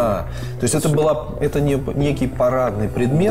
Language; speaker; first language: Russian; native; Russian